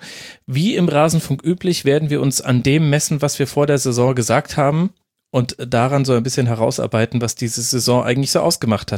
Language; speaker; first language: German; native; German